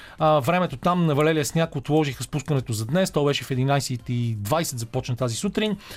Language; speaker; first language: Bulgarian; native; Bulgarian